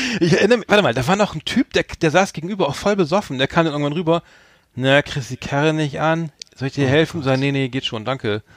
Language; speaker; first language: German; native; German